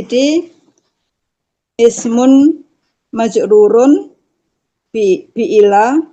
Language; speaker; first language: Arabic; non-native, fluent; Indonesian